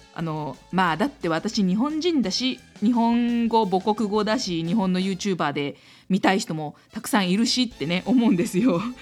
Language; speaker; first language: Japanese; native; Japanese